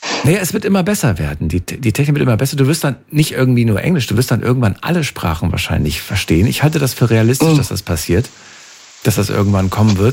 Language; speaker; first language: German; native; German